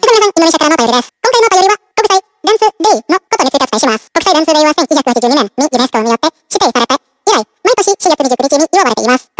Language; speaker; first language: Japanese; non-native, fluent; Indonesian